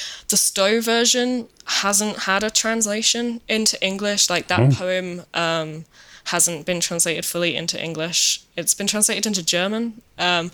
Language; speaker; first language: English; native; English